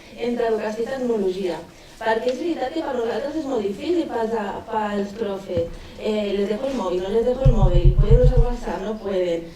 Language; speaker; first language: Catalan; non-native, local second language; Spanish